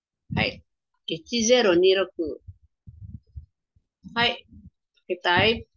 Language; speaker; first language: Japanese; non-native, fluent; Filipino